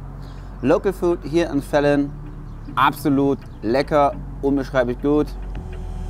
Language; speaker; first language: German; native; German